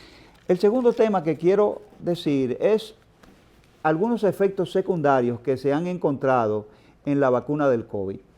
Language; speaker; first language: Spanish; native; Spanish